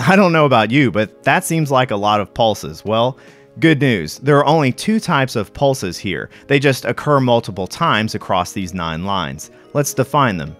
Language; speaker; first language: English; native; English